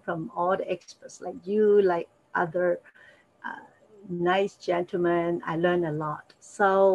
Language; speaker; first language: English; non-native, local second language; Cantonese